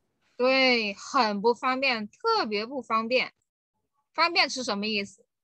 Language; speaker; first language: Chinese; non-native, fluent; Vietnamese